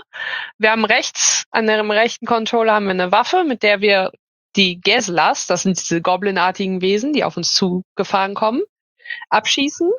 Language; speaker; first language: German; native; German